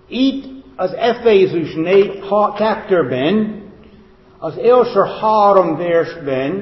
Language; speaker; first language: Hungarian; non-native, fluent; English